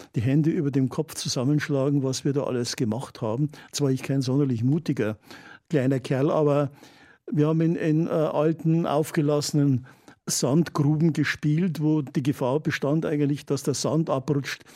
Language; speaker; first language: German; native; German